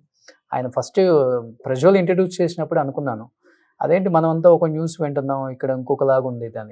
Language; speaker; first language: Telugu; native; Telugu